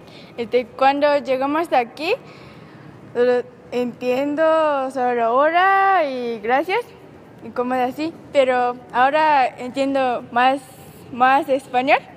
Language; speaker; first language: Spanish; non-native, learner; Japanese